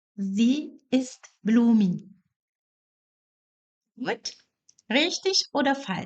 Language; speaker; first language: German; non-native, fluent; Portuguese